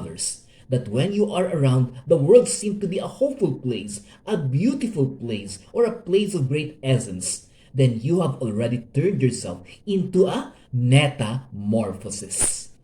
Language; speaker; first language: English; non-native, local second language; Hiligaynon